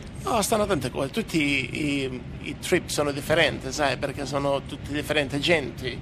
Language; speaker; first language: Italian; native; Italian